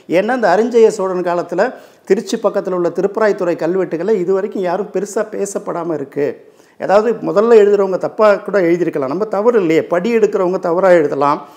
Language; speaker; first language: Tamil; native; Tamil